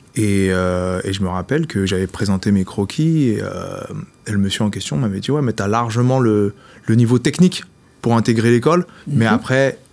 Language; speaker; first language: French; native; French